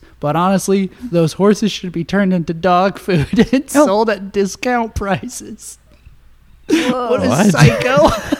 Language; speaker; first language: English; native; English